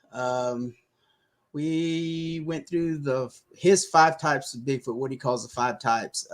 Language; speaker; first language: English; native; English